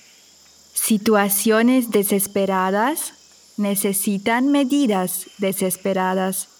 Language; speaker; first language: Spanish; non-native, fluent; German